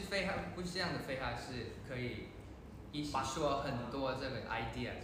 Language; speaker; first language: Chinese; non-native, learner; Thai